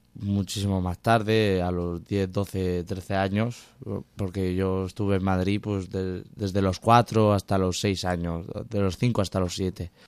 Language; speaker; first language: Spanish; native; Spanish